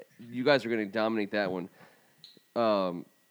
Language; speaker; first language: English; native; English